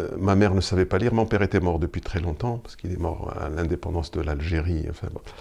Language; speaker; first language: French; non-native, local second language; Arabic